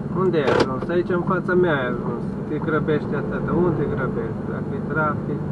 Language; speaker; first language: Romanian; non-native, local second language; Hungarian